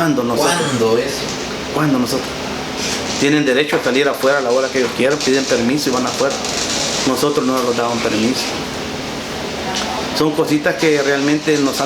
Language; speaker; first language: Spanish; native; Spanish